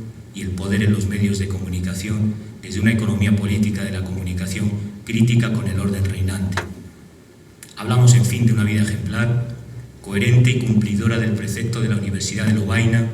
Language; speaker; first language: Spanish; native; Spanish